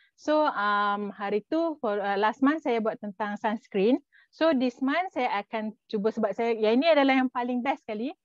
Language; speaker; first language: Malay; native; Malay